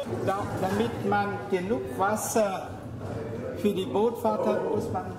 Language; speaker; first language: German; non-native, fluent; Vietnamese